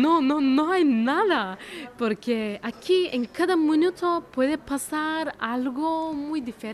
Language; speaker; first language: Spanish; non-native, fluent; Turkish